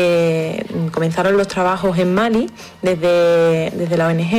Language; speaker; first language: Spanish; native; Spanish